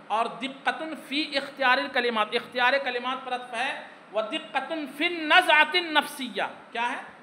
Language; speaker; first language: Urdu; native; Urdu